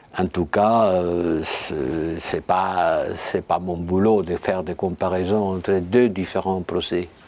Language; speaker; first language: French; non-native, fluent; Spanish